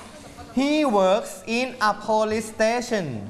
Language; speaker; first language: English; non-native, fluent; Thai